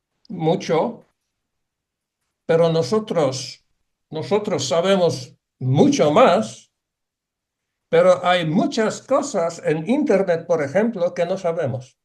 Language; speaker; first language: Spanish; non-native, fluent; Polish